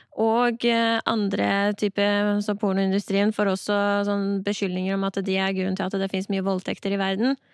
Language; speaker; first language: Norwegian; early bilingual, other home language; Persian